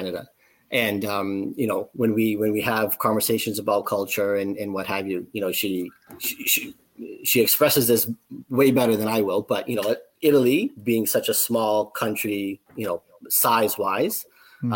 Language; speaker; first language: English; native; English